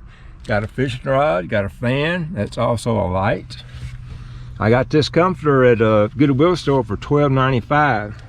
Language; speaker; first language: English; native; English